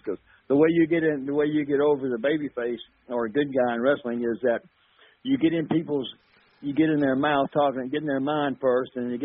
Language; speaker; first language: English; native; English